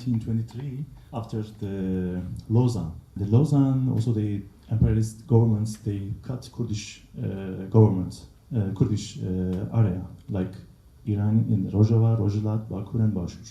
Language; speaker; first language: English; non-native, learner; Kurdish